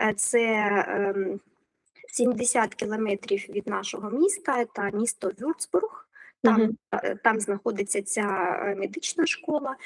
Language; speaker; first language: Ukrainian; native; Ukrainian